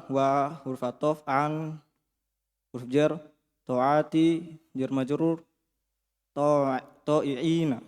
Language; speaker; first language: Arabic; non-native, learner; Indonesian